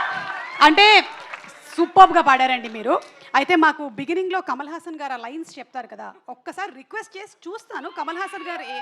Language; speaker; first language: Telugu; native; Telugu